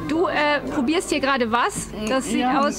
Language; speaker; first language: German; native; German